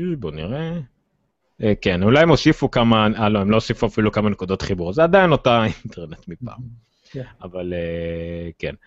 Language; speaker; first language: Hebrew; native; Hebrew